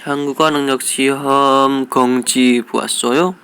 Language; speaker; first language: Korean; non-native, learner; Indonesian